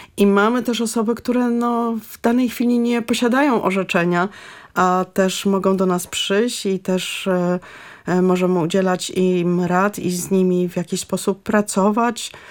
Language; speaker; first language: Polish; native; Polish